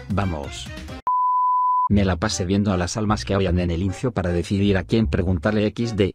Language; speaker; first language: Spanish; native; Spanish